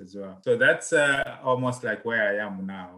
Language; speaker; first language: English; non-native, local second language; Nyanja